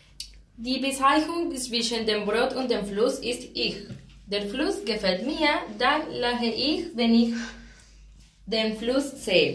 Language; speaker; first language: German; non-native, learner; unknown